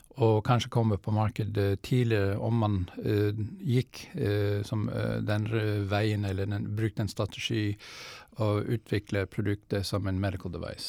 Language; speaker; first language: Norwegian; non-native, fluent; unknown